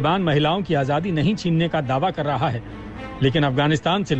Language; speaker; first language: Hindi; native; Hindi